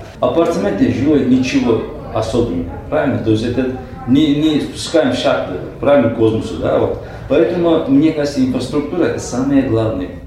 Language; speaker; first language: Russian; non-native, learner; Turkish